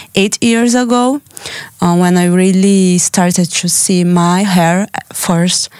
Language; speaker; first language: English; non-native, learner; Portuguese